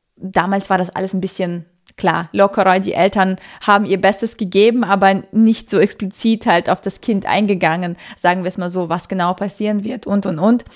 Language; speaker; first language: German; early bilingual, other home language; Russian